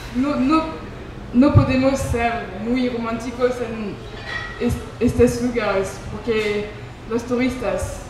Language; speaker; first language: Spanish; non-native, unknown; French